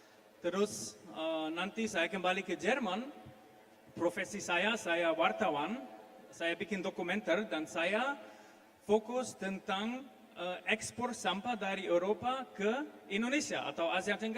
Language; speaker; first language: Indonesian; non-native, fluent; German